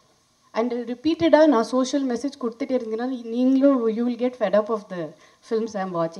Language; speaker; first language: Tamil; non-native, fluent; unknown